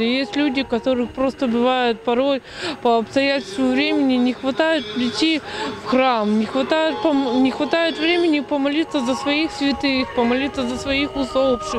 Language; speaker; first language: Russian; native; Russian